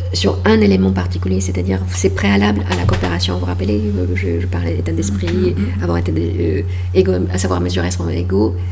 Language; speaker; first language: French; non-native, fluent; Polish